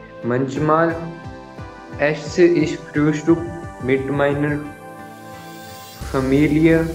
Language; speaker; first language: German; non-native, learner; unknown